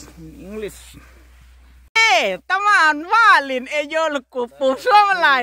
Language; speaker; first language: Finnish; non-native, learner; Thai